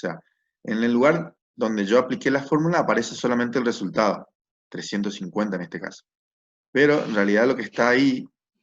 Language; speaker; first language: Spanish; native; Spanish